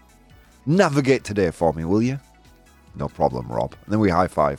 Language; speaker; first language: English; native; English